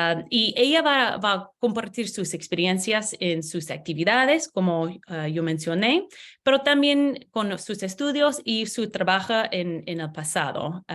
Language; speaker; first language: Spanish; non-native, learner; English